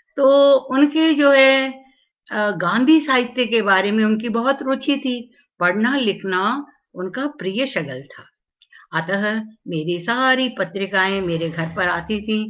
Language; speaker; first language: Hindi; non-native, local second language; Tamil